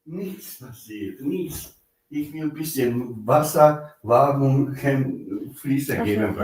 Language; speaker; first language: German; non-native, learner; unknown